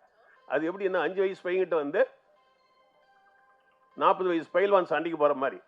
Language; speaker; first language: Tamil; native; Tamil